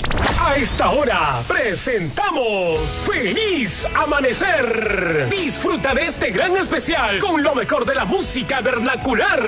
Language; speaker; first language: Spanish; native; Spanish